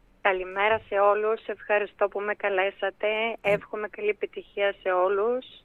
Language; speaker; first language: Greek; non-native, fluent; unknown